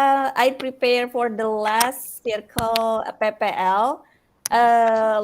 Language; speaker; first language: English; non-native, learner; Indonesian